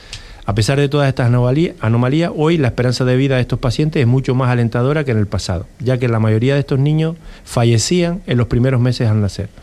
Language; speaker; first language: Spanish; native; Spanish